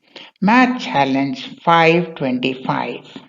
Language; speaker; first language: English; non-native, local second language; Bangla